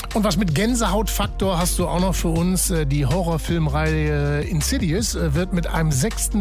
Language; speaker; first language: German; native; German